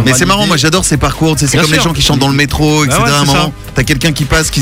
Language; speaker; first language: French; native; French